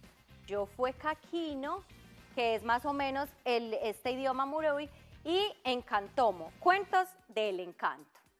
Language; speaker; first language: Spanish; native; Spanish